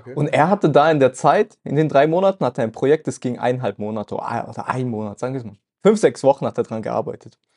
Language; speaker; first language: German; early bilingual, other home language; Russian